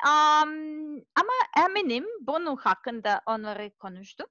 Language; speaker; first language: Turkish; non-native, learner; Serbian